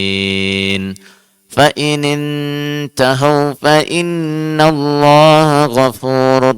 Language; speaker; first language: Arabic; non-native, fluent; Indonesian